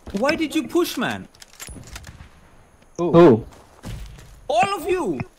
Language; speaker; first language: English; non-native, learner; French